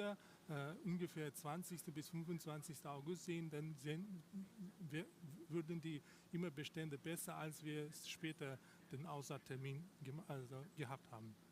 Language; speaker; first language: German; non-native, learner; Russian